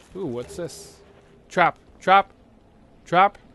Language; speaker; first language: English; non-native, local second language; Cantonese